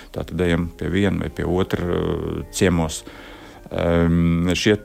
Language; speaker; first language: Latvian; native; Latvian